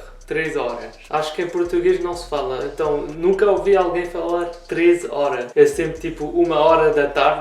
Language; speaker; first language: Portuguese; early bilingual, heritage; Portuguese